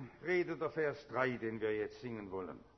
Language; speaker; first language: German; native; German